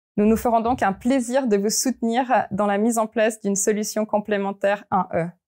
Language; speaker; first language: French; native; French